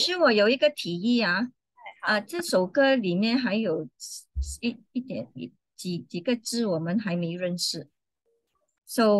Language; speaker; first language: Chinese; non-native, fluent; English